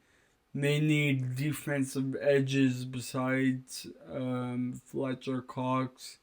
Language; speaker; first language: English; native; English